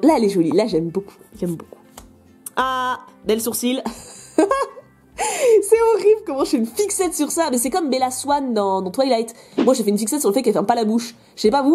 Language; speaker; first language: French; native; French